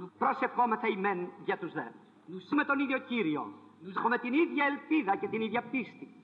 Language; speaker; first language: Greek; non-native, fluent; French